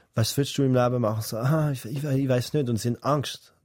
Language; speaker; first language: German; native; German